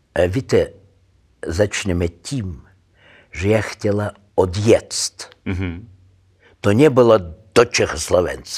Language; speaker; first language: Czech; non-native, learner; Russian